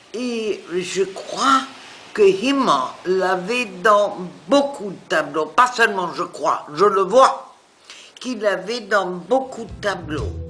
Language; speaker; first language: French; non-native, fluent; German